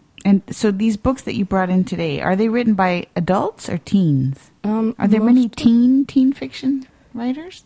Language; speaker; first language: English; native; English